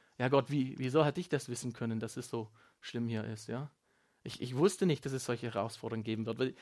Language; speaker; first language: German; non-native, fluent; Afrikaans